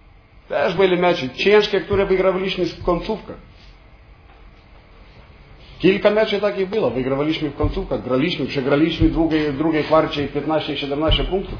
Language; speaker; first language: Polish; non-native, fluent; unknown